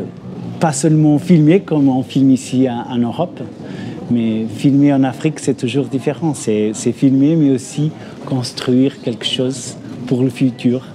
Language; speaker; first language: French; non-native, fluent; Portuguese